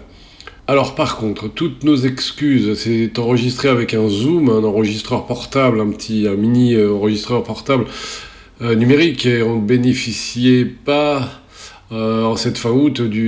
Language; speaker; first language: French; native; French